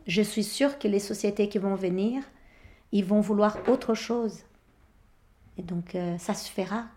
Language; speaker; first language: French; non-native, fluent; Portuguese